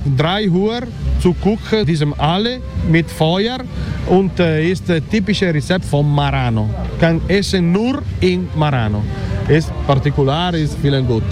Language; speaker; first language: German; non-native, learner; Italian